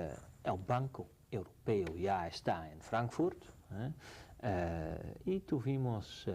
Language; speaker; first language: Spanish; non-native, fluent; Dutch